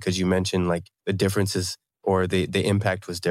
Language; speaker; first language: English; native; English